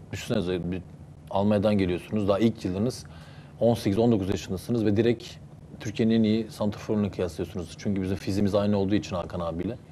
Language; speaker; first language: Turkish; early bilingual, heritage; Turkish